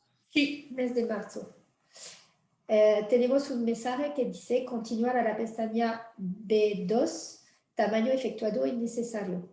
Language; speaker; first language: Spanish; non-native, fluent; French